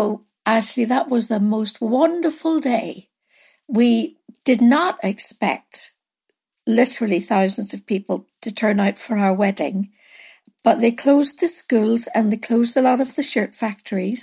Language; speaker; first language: English; native; English